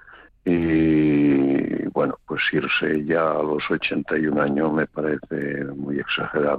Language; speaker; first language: Spanish; native; Spanish